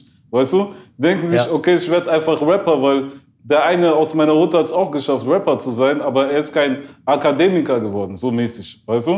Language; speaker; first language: German; early bilingual, other home language; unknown